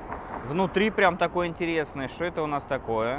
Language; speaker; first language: Russian; native; Russian